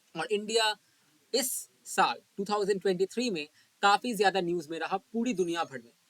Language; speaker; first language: Hindi; non-native, local second language; Bangla